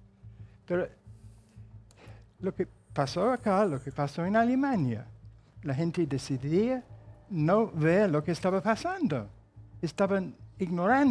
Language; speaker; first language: Spanish; non-native, fluent; English